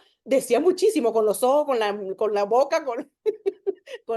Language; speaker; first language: Spanish; native; Spanish